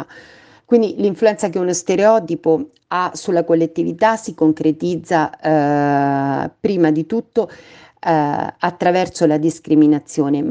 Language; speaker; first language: Italian; native; Italian